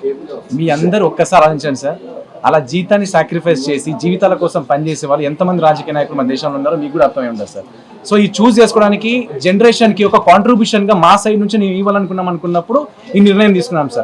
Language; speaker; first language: Telugu; native; Telugu